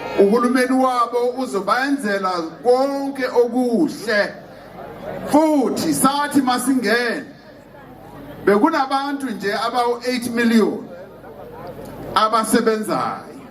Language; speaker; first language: Zulu; non-native, local second language; Venda